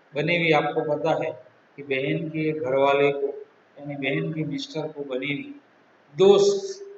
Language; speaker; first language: Hindi; non-native, local second language; Gujarati